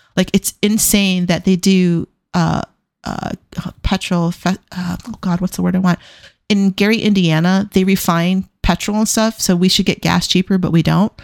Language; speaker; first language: English; native; English